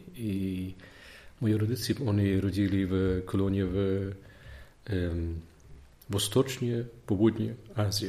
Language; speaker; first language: Polish; non-native, learner; Dutch